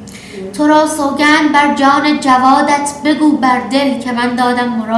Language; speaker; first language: Persian; native; Persian